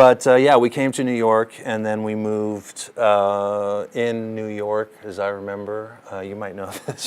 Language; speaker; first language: English; early bilingual, other home language; German